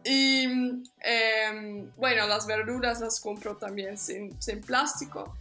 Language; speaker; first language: Spanish; non-native, fluent; Dutch